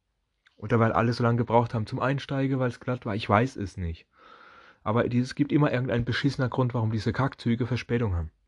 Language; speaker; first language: German; native; German